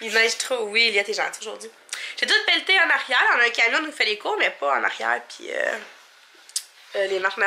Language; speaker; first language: French; native; French